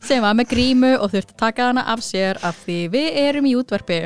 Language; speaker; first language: Icelandic; non-native, fluent; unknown